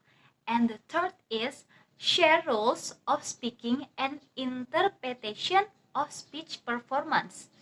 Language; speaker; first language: English; non-native, learner; Indonesian